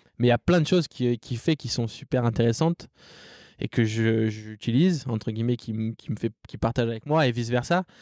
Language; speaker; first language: French; native; French